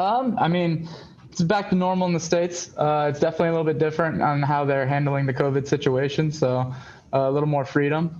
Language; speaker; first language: English; native; English